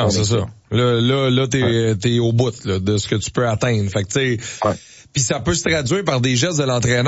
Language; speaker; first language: French; native; French